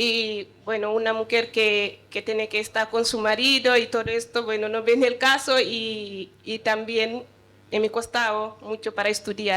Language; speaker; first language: Spanish; non-native, learner; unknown